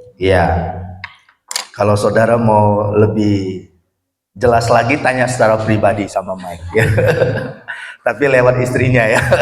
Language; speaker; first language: Indonesian; native; Indonesian